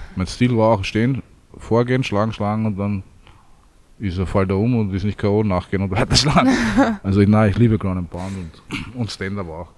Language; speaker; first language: German; native; German